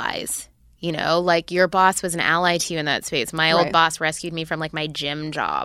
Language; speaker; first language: English; native; English